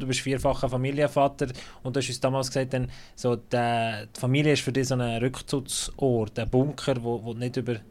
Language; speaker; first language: German; native; German